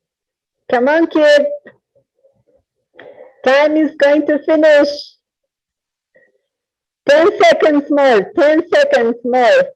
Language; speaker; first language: English; non-native, fluent; Spanish